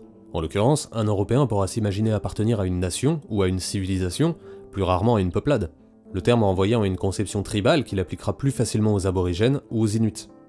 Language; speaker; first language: French; native; French